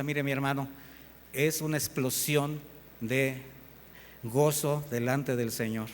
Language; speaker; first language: Spanish; native; Spanish